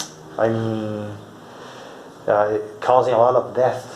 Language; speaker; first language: English; non-native, fluent; Portuguese